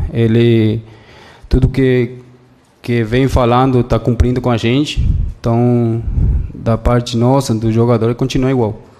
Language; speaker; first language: Portuguese; non-native, fluent; Spanish